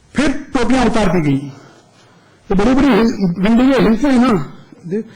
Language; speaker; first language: Urdu; native; Urdu